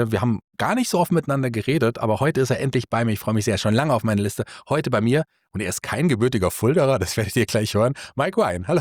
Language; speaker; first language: German; native; German